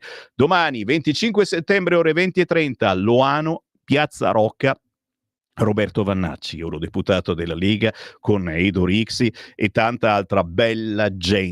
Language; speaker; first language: Italian; native; Italian